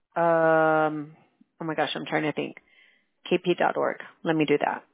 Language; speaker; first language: English; early bilingual, other home language; Spanish